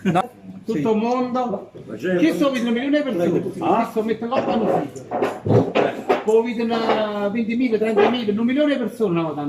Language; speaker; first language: Italian; native; Italian